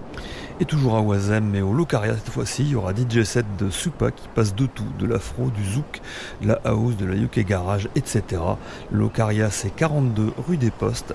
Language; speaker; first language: French; native; French